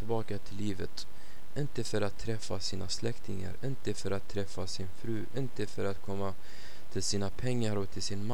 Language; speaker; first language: Swedish; non-native, fluent; Arabic